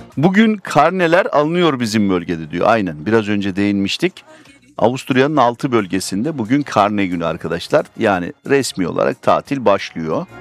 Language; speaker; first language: Turkish; early bilingual, heritage; Turkish